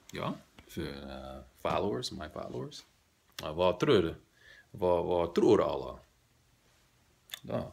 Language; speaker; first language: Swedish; non-native, learner; English